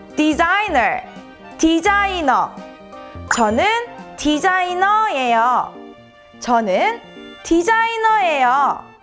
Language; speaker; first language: Korean; native; Korean